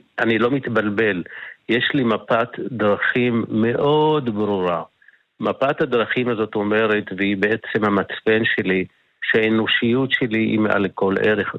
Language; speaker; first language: Hebrew; non-native, local second language; Arabic